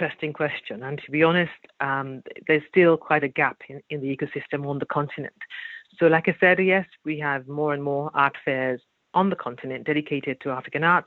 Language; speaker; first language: English; non-native, local second language; Yoruba